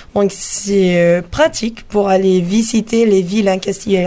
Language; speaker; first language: French; non-native, fluent; Spanish